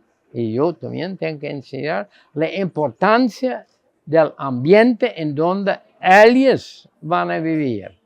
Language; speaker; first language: Spanish; non-native, fluent; Dutch